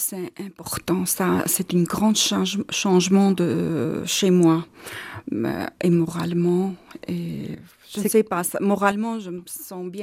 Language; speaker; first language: French; non-native, learner; Armenian